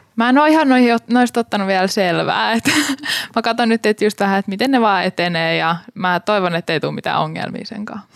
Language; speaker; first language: Finnish; native; Finnish